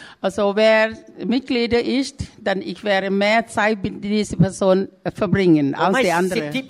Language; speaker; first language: German; non-native, learner; Thai